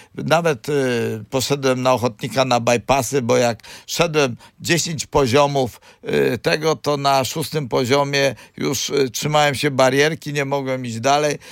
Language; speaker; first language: Polish; native; Polish